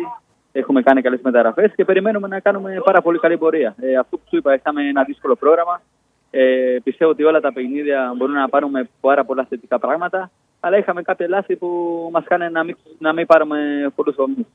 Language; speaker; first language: Greek; non-native, fluent; Spanish